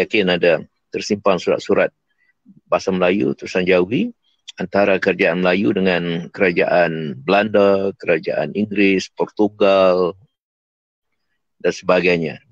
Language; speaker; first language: Malay; native; Malay